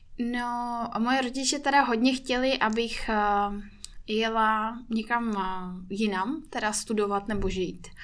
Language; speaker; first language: Czech; non-native, fluent; Russian